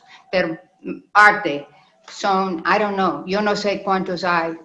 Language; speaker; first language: Spanish; non-native, learner; English